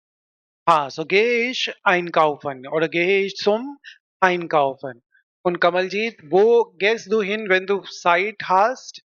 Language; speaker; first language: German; non-native, fluent; Hindi